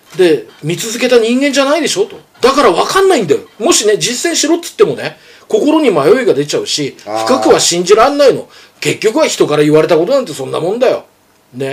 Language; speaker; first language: Japanese; native; Japanese